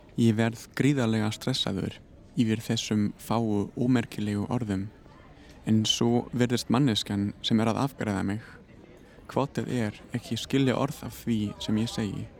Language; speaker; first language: Icelandic; non-native, fluent; German